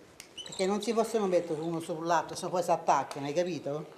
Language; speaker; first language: Italian; native; Italian